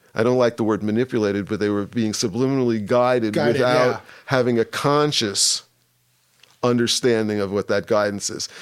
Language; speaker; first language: English; native; English